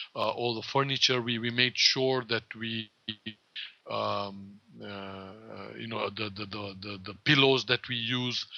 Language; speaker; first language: English; non-native, local second language; Gujarati